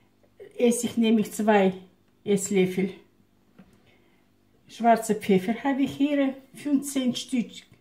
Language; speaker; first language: German; non-native, fluent; Russian